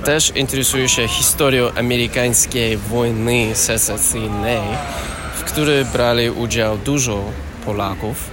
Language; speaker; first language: Polish; non-native, learner; English